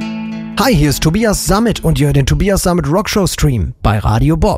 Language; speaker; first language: German; native; German